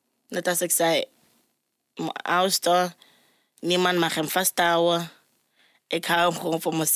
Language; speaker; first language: Dutch; non-native, fluent; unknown